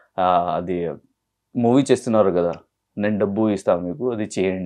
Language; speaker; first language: Telugu; non-native, local second language; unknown